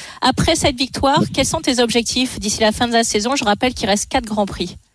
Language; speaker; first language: French; native; French